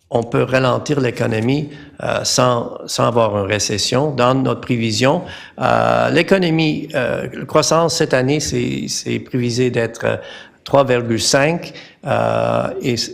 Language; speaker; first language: French; non-native, learner; English